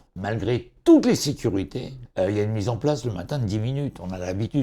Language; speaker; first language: French; native; French